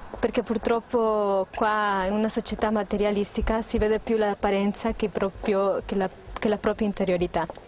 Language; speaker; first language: Italian; non-native, fluent; Spanish